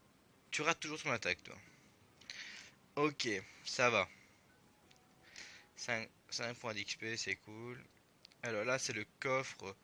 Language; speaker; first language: French; native; French